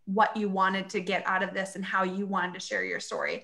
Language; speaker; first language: English; native; English